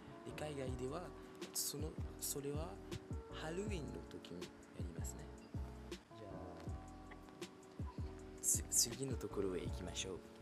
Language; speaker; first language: Japanese; non-native, fluent; French